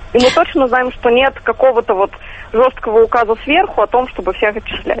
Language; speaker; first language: Russian; native; Russian